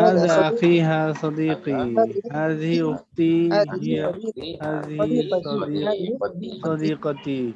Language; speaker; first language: Arabic; non-native, learner; Bangla